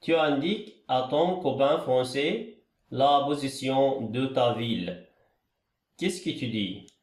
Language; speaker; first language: French; non-native, fluent; Arabic